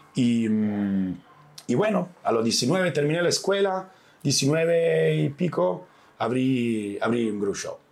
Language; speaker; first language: Spanish; non-native, fluent; Italian